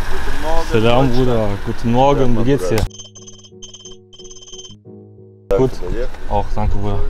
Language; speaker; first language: German; native; German